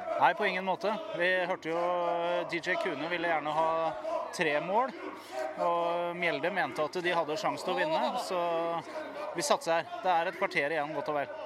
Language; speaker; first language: Norwegian; native; Norwegian